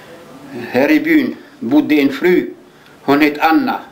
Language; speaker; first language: Swedish; early bilingual, heritage; Swedish